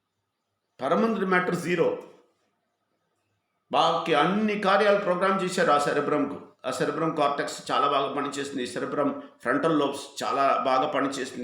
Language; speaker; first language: Telugu; non-native, fluent; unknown